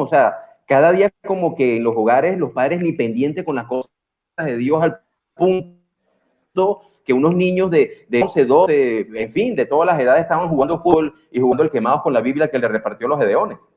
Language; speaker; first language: Spanish; native; Spanish